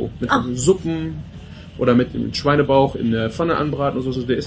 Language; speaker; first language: German; native; German